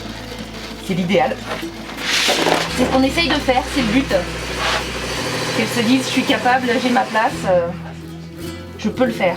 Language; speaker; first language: French; native; French